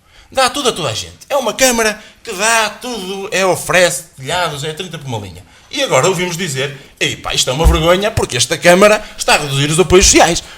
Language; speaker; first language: Portuguese; native; Portuguese